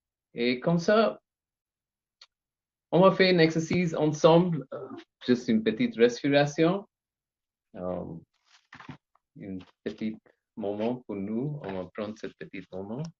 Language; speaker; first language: French; non-native, learner; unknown